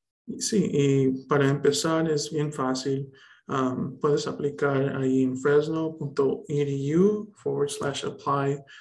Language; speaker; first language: Spanish; early bilingual, heritage; Spanish